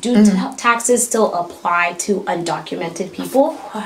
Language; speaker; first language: English; early bilingual, other home language; French